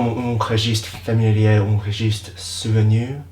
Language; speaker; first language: French; non-native, learner; English